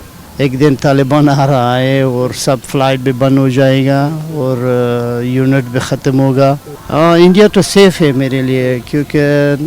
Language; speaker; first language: Hindi; non-native, learner; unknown